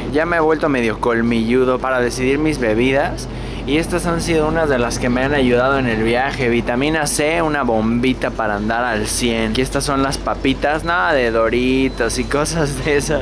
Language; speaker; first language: Spanish; native; Spanish